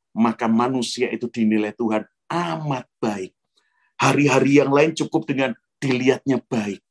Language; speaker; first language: Indonesian; native; Indonesian